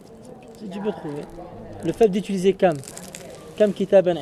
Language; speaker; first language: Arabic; early bilingual, heritage; Arabic